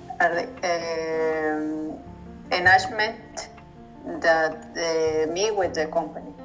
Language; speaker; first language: English; non-native, learner; Spanish